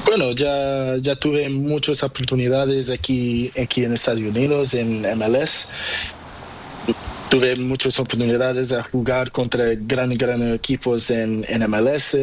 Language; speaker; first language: Spanish; non-native, learner; Portuguese